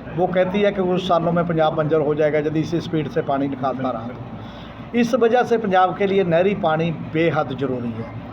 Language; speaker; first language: Hindi; non-native, local second language; Punjabi